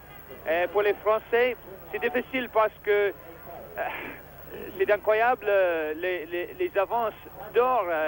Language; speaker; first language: French; non-native, learner; English